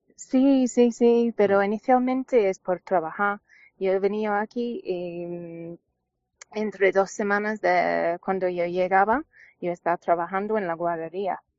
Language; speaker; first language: Spanish; non-native, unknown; English